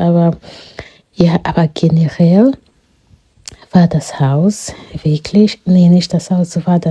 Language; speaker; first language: German; non-native, fluent; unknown